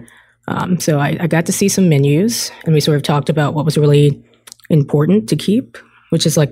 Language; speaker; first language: English; native; English